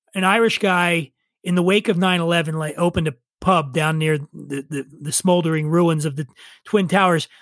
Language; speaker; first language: English; native; English